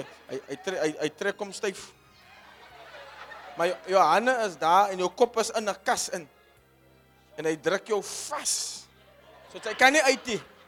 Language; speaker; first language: Afrikaans; early bilingual, heritage; Afrikaans